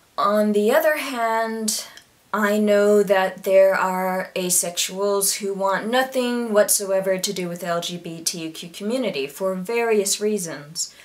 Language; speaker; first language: English; native; English